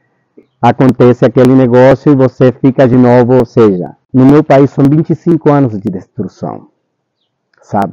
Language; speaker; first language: Portuguese; non-native, fluent; Spanish